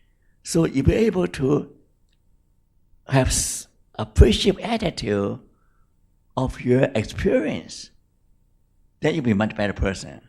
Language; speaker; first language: English; non-native, fluent; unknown